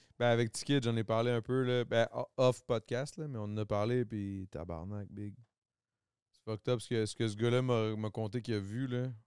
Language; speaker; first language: French; native; French